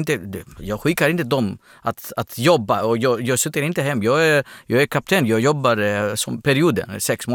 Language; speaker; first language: Swedish; non-native, learner; Greek